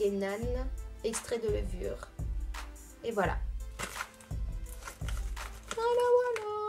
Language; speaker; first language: French; native; French